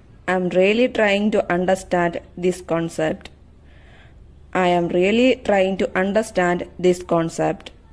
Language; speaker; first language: English; non-native, local second language; Malayalam